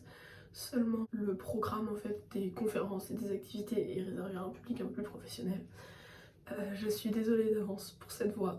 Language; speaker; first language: French; native; French